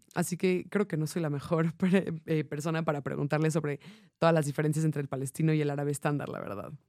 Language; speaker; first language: Spanish; non-native, fluent; English